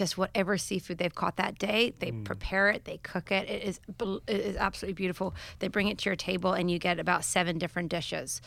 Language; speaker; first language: English; native; English